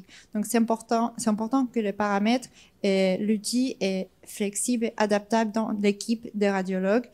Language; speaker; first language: French; non-native, fluent; English